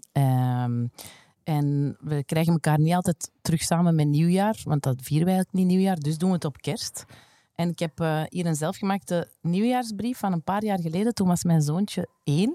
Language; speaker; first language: Dutch; native; Dutch